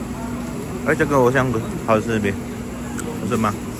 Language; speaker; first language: Chinese; non-native, learner; Filipino